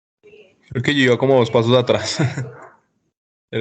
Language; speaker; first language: Spanish; native; Spanish